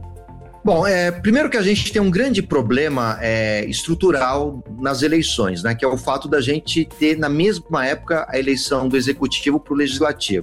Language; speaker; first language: Portuguese; native; Portuguese